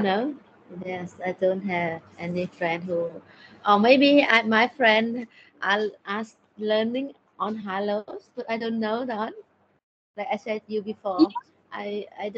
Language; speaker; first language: English; non-native, learner; Thai